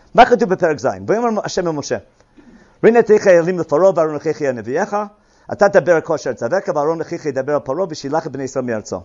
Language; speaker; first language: Hebrew; non-native, fluent; English